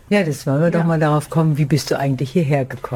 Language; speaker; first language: German; native; German